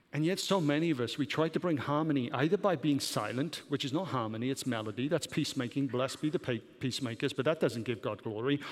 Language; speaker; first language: English; native; English